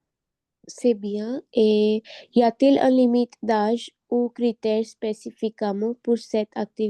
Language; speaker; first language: French; non-native, learner; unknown